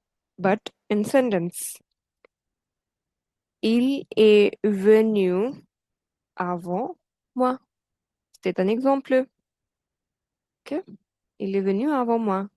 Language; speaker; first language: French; non-native, fluent; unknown